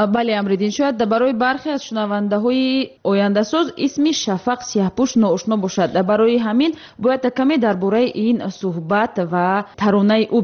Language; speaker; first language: Tajik; native; Tajik